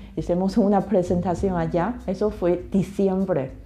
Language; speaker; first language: Spanish; non-native, fluent; Chinese